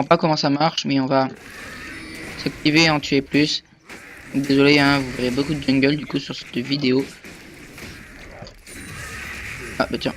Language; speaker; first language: French; native; French